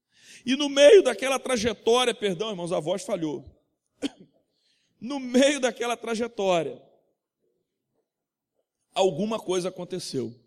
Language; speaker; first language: Portuguese; native; Portuguese